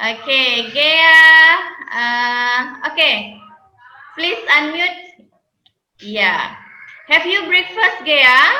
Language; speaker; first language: English; non-native, fluent; Indonesian